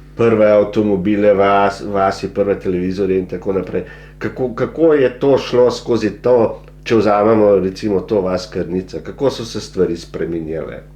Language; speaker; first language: Slovenian; native; Slovenian